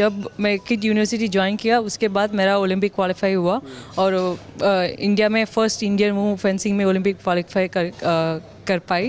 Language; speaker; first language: Hindi; non-native, local second language; Tamil